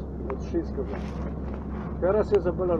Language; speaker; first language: Russian; non-native, learner; Polish